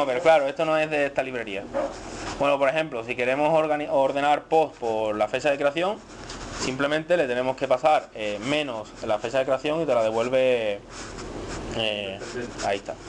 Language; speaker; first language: Spanish; native; Spanish